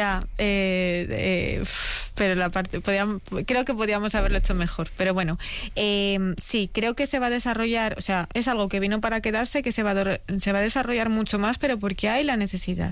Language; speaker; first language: Spanish; native; Spanish